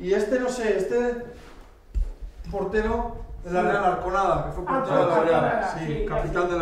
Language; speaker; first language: Spanish; native; Spanish